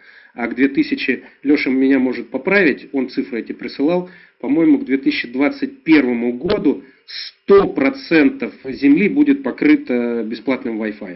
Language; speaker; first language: Russian; native; Russian